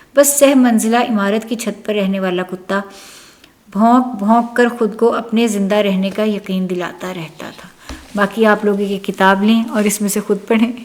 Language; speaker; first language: Urdu; native; Urdu